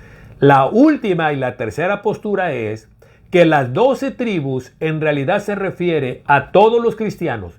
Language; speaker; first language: Spanish; native; Spanish